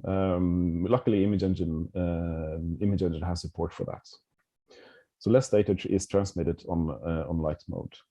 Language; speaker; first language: English; non-native, fluent; Norwegian